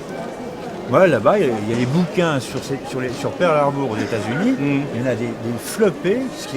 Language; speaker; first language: French; native; French